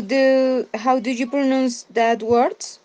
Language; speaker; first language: English; non-native, fluent; Spanish